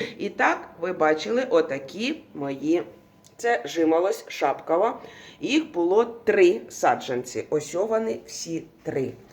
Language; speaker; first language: Ukrainian; non-native, local second language; Russian